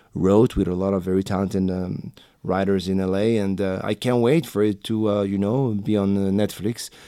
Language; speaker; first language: English; non-native, fluent; Arabic